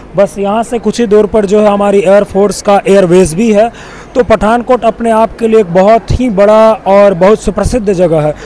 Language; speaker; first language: Hindi; native; Hindi